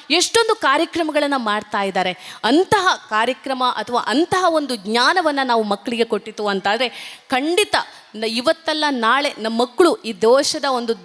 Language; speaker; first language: Kannada; non-native, local second language; Tulu